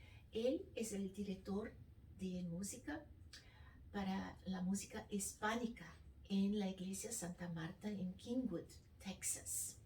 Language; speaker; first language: Spanish; non-native, learner; Portuguese